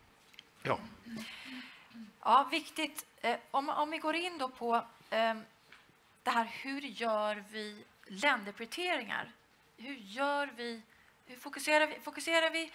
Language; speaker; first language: Swedish; native; Swedish